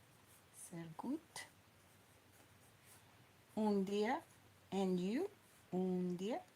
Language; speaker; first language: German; non-native, learner; English